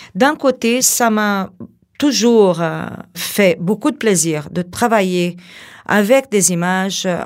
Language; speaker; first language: French; non-native, fluent; Portuguese